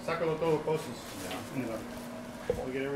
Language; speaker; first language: Spanish; non-native, learner; English